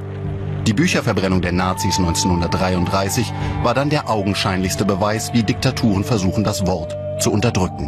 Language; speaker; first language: German; native; German